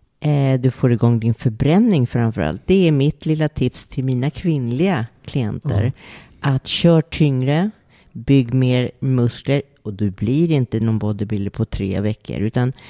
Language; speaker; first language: Swedish; native; Swedish